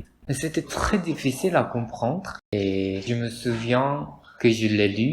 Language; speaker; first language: French; non-native, learner; Korean